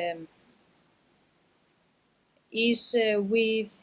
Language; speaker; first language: English; non-native, learner; Spanish